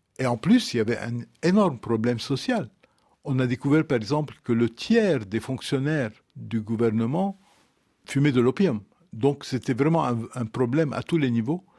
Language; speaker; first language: French; non-native, local second language; Arabic